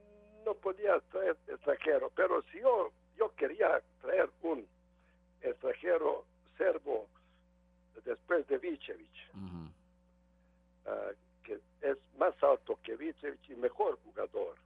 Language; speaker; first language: Spanish; non-native, learner; Serbian